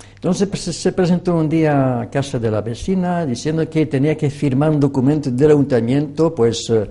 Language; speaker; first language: Spanish; non-native, fluent; French